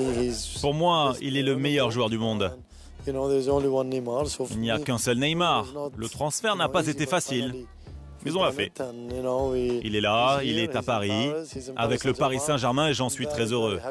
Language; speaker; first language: French; native; French